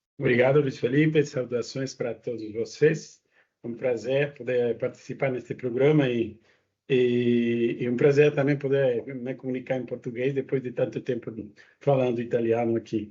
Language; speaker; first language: Portuguese; non-native, fluent; Spanish